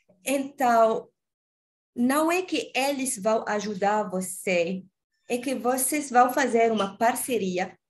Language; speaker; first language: Portuguese; non-native, learner; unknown